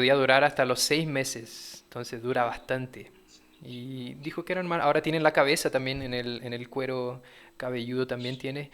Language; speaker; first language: Spanish; early bilingual, heritage; Portuguese